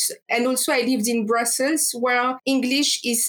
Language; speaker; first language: English; non-native, fluent; French